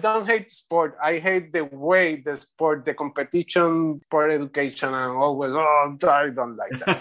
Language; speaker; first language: English; non-native, learner; Spanish